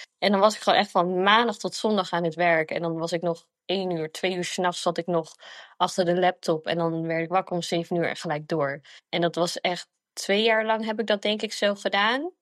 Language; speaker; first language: Dutch; early bilingual, other home language; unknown